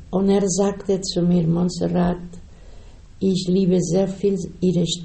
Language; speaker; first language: German; non-native, learner; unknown